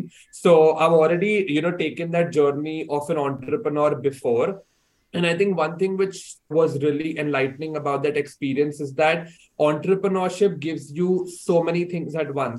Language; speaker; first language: English; non-native, local second language; Hindi